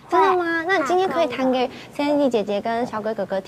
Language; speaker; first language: Chinese; native; Chinese